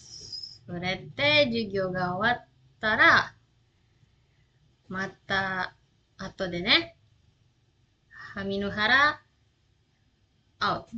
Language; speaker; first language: Japanese; non-native, learner; Indonesian